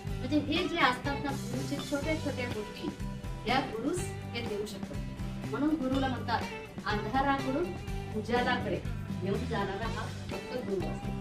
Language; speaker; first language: Marathi; non-native, local second language; Hindi